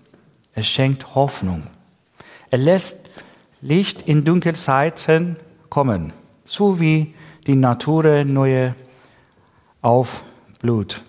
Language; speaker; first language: German; non-native, learner; Persian